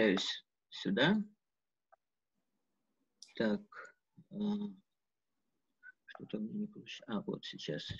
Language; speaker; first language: Russian; native; Russian